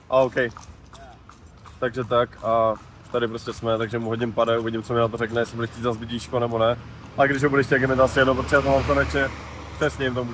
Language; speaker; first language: Czech; native; Czech